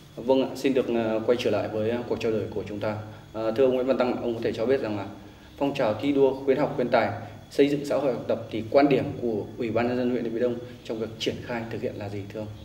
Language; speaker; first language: Vietnamese; native; Vietnamese